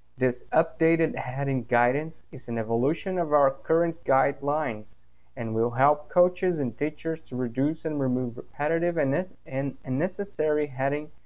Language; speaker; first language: English; non-native, fluent; Portuguese